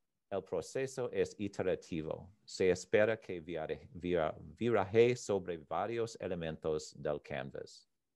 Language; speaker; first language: Spanish; non-native, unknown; English